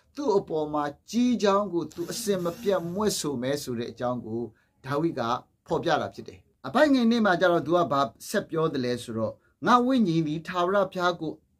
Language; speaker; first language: Burmese; non-native, local second language; S'gaw Karen